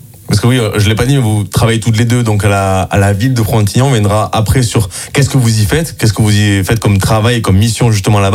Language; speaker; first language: French; native; French